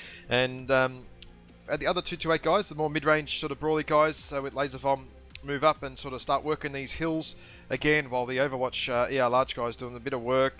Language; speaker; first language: English; native; English